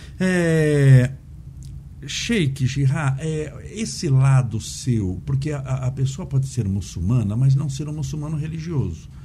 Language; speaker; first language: Portuguese; native; Portuguese